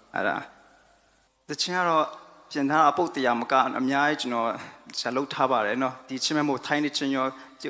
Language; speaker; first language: Burmese; non-native, local second language; Kachin